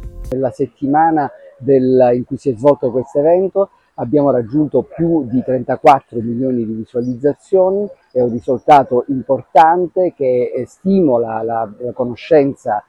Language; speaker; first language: Italian; native; Italian